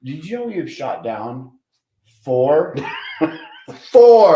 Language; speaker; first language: English; native; English